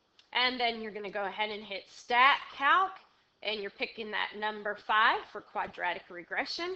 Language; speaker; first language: English; native; English